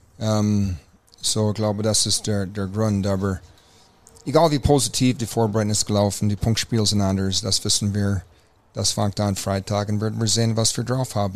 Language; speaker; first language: German; non-native, fluent; English